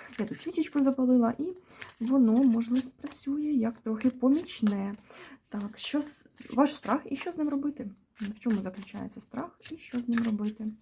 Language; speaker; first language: Ukrainian; native; Ukrainian